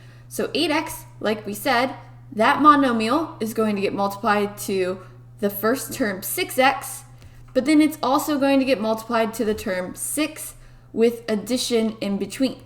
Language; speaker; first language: English; native; English